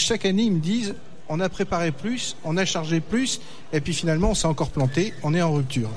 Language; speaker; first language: French; native; French